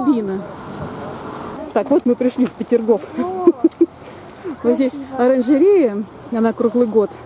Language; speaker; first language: Russian; native; Russian